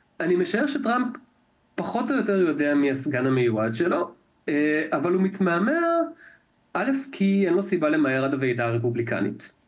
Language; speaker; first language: Hebrew; native; Hebrew